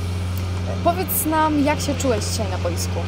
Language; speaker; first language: Polish; native; Polish